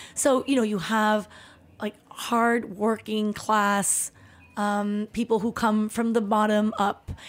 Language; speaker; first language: English; early bilingual, other home language; Spanish